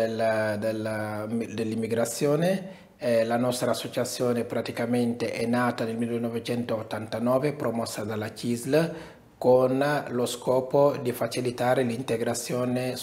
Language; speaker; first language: Italian; non-native, fluent; Wolof